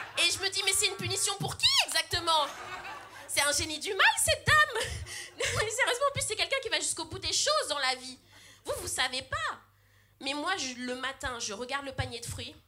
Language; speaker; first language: French; early bilingual, other home language; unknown